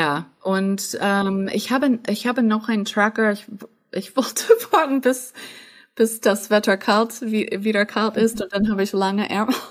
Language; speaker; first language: German; non-native, fluent; English